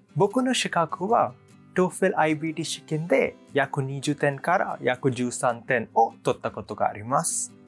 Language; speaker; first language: Japanese; non-native, learner; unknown